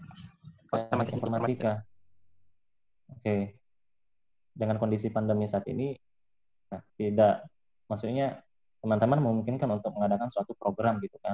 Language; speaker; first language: Indonesian; native; Indonesian